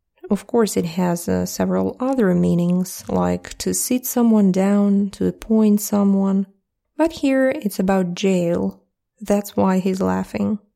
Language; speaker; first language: English; non-native, fluent; Russian